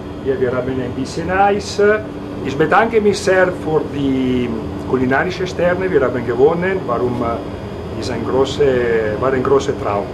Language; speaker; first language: German; non-native, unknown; Italian